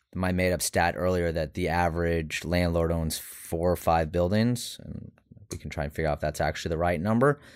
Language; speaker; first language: English; native; English